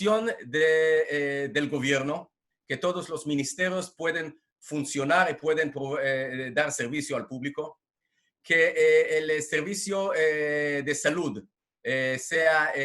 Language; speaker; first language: Spanish; non-native, fluent; Hebrew